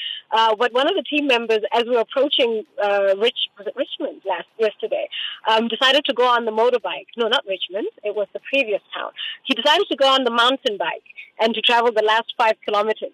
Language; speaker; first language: English; non-native, local second language; Tswana